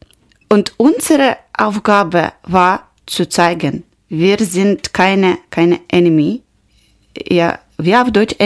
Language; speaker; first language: German; non-native, learner; Ukrainian